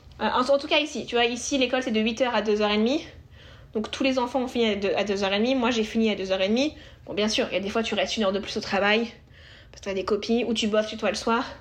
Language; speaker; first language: French; native; French